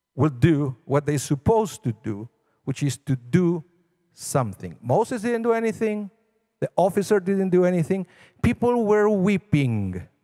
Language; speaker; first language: English; non-native, fluent; Spanish